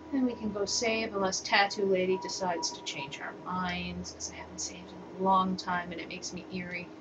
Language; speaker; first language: English; native; English